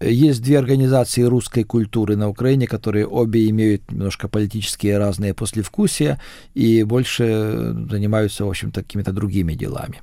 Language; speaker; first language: Russian; native; Russian